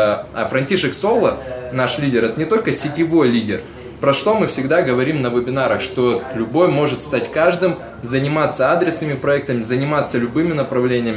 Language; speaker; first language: Russian; native; Russian